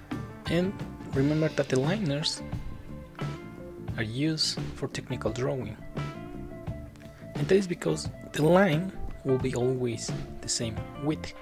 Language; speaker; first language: English; non-native, fluent; Spanish